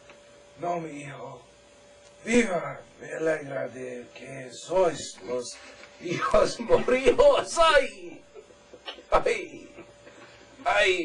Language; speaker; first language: Spanish; non-native, learner; English